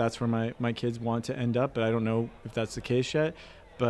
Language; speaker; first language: English; native; English